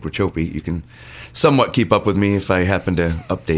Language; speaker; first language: English; native; English